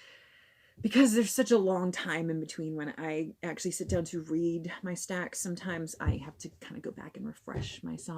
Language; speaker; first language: English; native; English